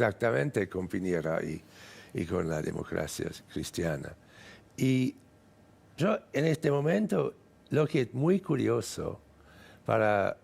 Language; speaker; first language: Spanish; non-native, fluent; English